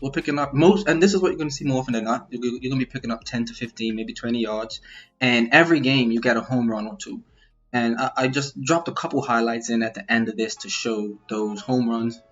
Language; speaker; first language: English; native; English